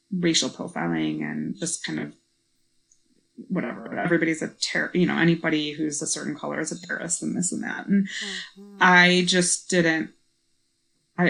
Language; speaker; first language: English; native; English